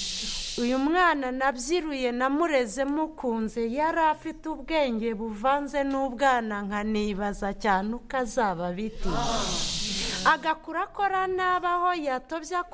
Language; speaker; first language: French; non-native, local second language; Kinyarwanda